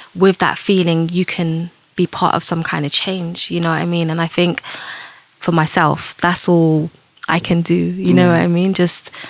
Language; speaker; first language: English; native; English